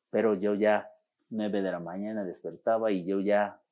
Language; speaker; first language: Spanish; non-native, fluent; Japanese